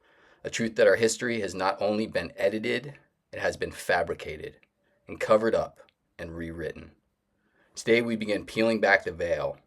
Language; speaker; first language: English; native; English